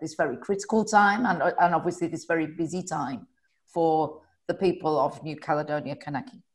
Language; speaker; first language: English; native; English